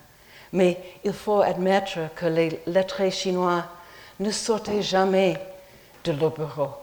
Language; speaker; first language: French; non-native, fluent; English